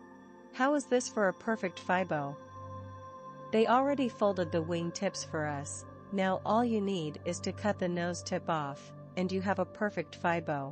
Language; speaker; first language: English; non-native, fluent; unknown